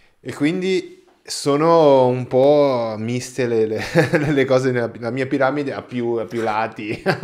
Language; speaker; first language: Italian; non-native, fluent; Portuguese